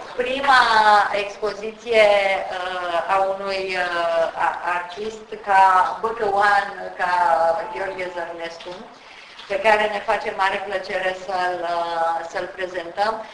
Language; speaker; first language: Romanian; native; Romanian